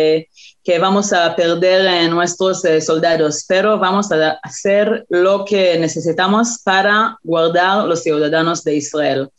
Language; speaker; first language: Spanish; non-native, fluent; Hebrew